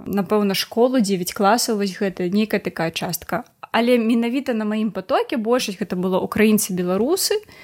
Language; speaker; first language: Belarusian; non-native, local second language; Russian